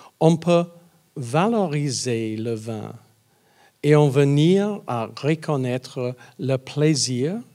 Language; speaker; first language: French; non-native, learner; English